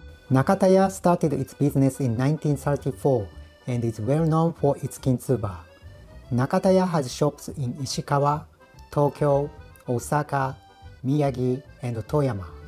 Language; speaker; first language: English; non-native, fluent; Japanese